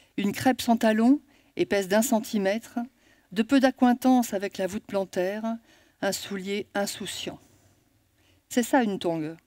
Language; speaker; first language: French; native; French